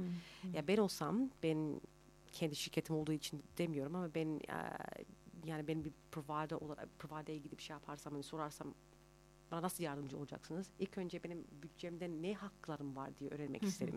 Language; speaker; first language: Turkish; early bilingual, heritage; Turkish